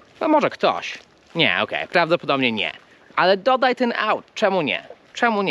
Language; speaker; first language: Polish; non-native, fluent; English